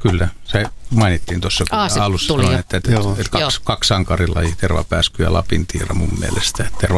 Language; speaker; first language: Finnish; native; Finnish